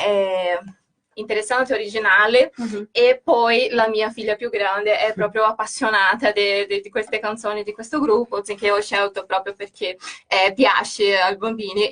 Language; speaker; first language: Italian; non-native, fluent; Portuguese